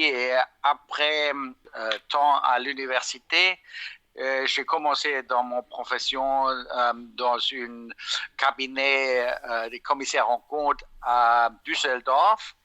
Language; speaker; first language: French; non-native, fluent; German